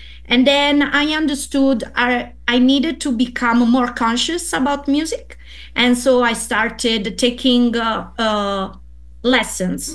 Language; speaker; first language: English; non-native, fluent; Italian